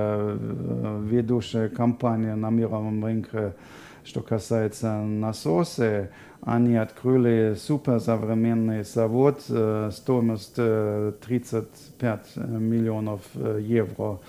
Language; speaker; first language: Russian; non-native, fluent; German